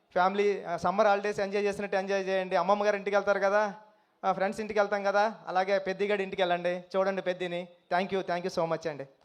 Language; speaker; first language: Telugu; native; Telugu